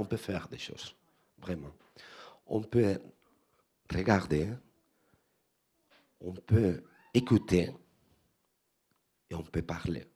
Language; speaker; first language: French; non-native, learner; Spanish